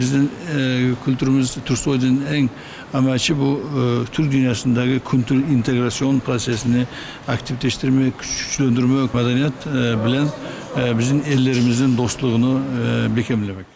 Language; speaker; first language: Turkish; non-native, learner; Kyrgyz